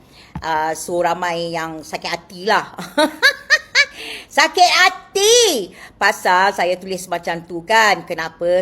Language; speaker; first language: Malay; native; Malay